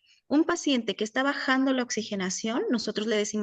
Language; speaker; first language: Spanish; native; Spanish